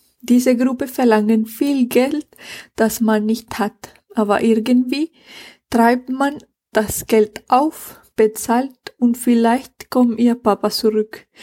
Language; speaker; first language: German; non-native, fluent; Spanish